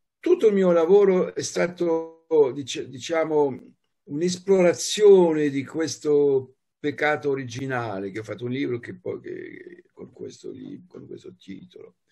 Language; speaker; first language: Italian; non-native, fluent; French